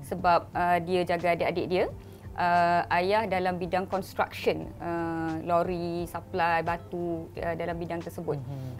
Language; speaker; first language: Malay; non-native, local second language; Tamil